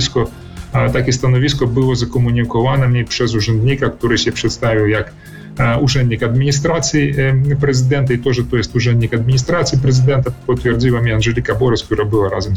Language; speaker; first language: Polish; early bilingual, heritage; Polish